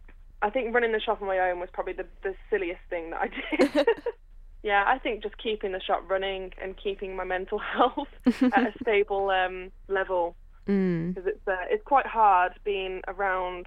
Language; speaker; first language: English; native; English